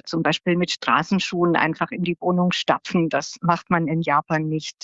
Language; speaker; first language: German; native; German